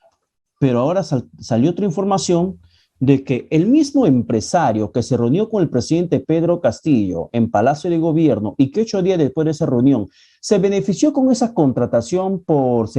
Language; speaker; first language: Spanish; native; Spanish